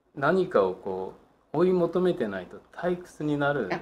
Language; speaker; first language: Japanese; native; Japanese